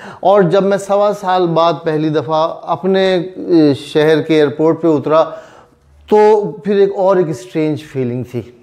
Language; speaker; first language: Urdu; native; Urdu